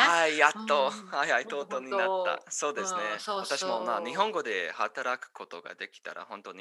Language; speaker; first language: Japanese; non-native, learner; English